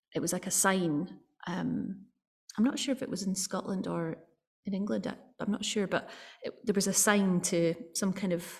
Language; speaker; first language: English; native; English